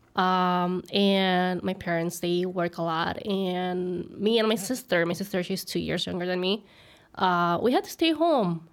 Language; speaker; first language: English; early bilingual, other home language; Spanish